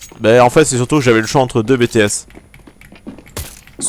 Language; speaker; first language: French; native; French